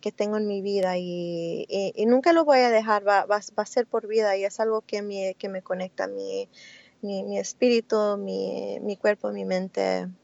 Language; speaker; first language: Spanish; early bilingual, heritage; Spanish